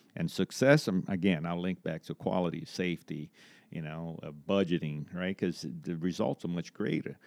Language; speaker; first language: English; non-native, fluent; Portuguese